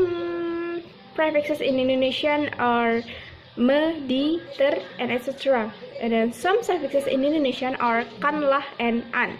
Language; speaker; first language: English; non-native, learner; Indonesian